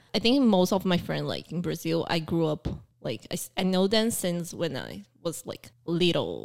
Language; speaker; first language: English; early bilingual, other home language; Portuguese